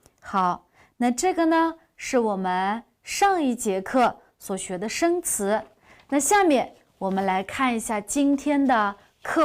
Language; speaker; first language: Chinese; non-native, local second language; Uyghur